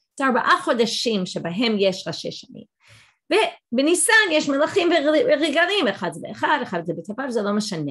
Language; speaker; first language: Hebrew; non-native, fluent; English